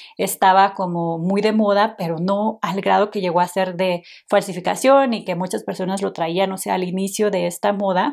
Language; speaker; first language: Spanish; native; Spanish